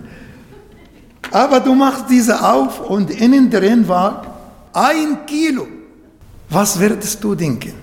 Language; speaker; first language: German; non-native, fluent; Arabic